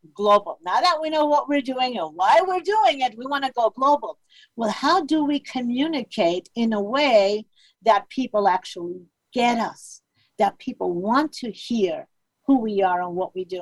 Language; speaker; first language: English; non-native, fluent; Armenian